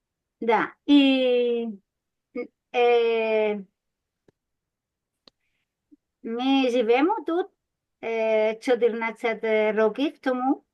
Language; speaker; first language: Ukrainian; non-native, learner; Spanish